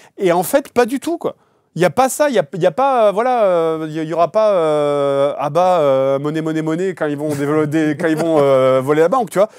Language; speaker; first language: French; native; French